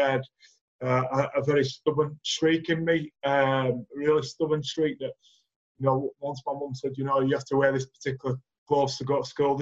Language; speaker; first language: English; native; English